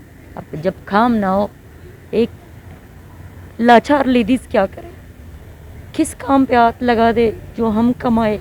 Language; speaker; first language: Hindi; non-native, fluent; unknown